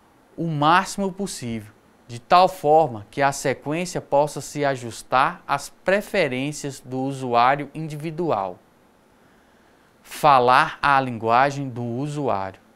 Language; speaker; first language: Portuguese; native; Portuguese